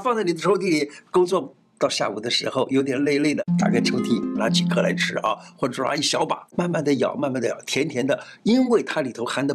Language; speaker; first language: Chinese; native; Chinese